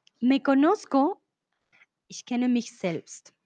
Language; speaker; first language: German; non-native, learner; Spanish